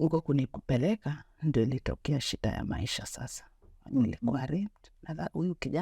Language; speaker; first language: Swahili; native; Swahili